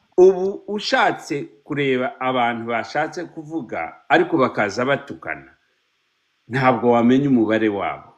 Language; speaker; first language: Kinyarwanda; early bilingual, heritage; Kinyarwanda